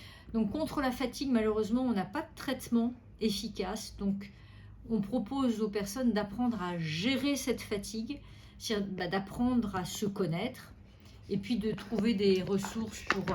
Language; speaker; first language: French; native; French